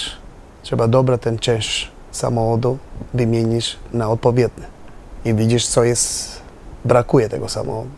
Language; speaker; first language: Polish; non-native, learner; Albanian